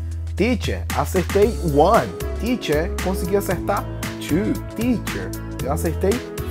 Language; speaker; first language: Portuguese; native; Portuguese